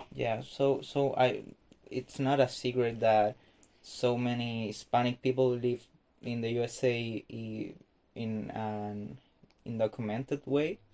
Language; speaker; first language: English; non-native, fluent; Spanish